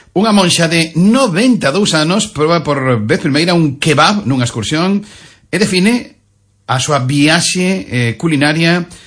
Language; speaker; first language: Galician; native; Galician